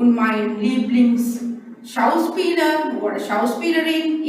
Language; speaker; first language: German; non-native, learner; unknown